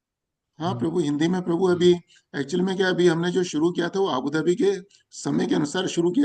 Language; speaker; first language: Hindi; native; Hindi